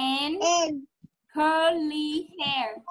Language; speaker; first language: English; non-native, fluent; Vietnamese